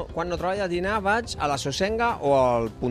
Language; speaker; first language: Catalan; non-native, fluent; Italian